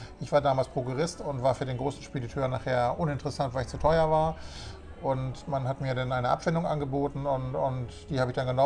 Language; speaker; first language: German; native; German